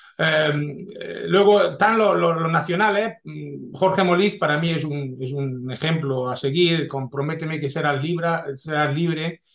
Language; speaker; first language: Spanish; early bilingual, heritage; Spanish